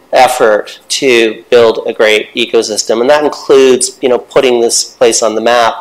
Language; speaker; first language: English; native; English